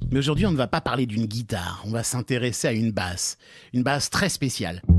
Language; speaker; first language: French; native; French